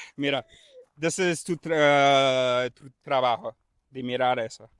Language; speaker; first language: Spanish; non-native, learner; English